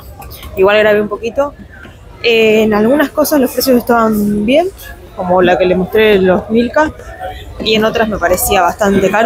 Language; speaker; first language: Spanish; native; Spanish